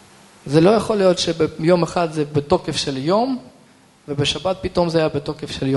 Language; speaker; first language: Hebrew; non-native, fluent; Russian